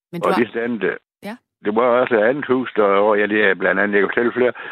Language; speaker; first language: Danish; native; Danish